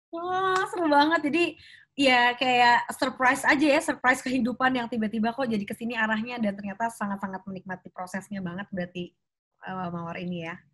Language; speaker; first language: Indonesian; native; Indonesian